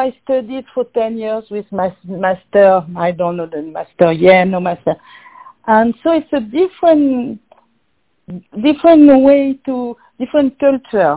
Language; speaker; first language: English; non-native, fluent; French